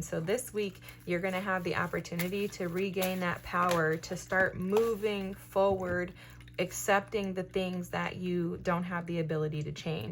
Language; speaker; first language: English; native; English